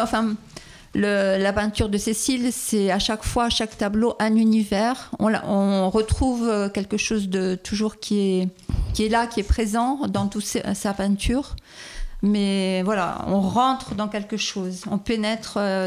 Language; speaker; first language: French; native; French